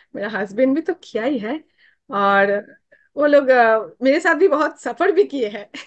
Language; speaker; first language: Hindi; non-native, local second language; Bangla